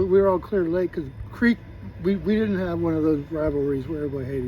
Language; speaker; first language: English; native; English